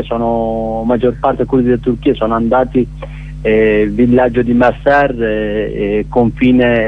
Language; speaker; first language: Italian; non-native, learner; Kurdish